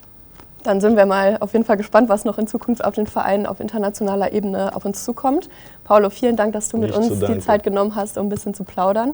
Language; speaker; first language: German; native; German